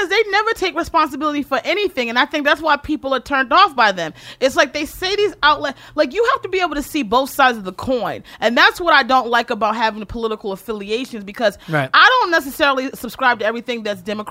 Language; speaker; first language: English; native; English